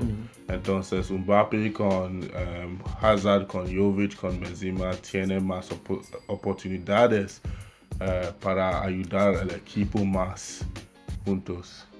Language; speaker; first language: Spanish; non-native, learner; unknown